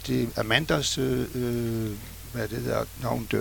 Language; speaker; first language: Danish; non-native, fluent; French